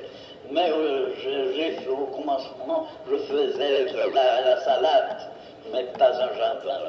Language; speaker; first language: French; non-native, fluent; Portuguese